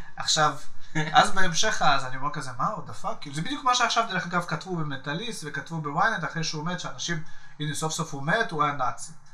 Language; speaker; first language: Hebrew; native; Hebrew